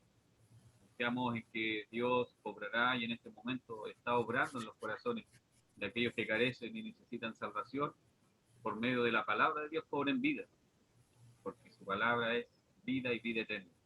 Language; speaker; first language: Spanish; native; Spanish